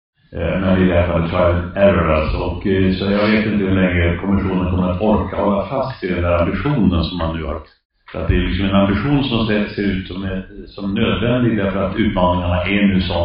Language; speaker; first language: Swedish; native; Swedish